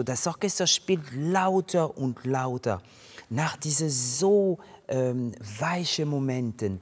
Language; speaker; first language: German; non-native, fluent; French